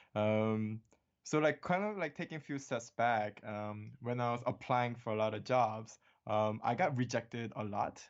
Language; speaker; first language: English; early bilingual, other home language; Korean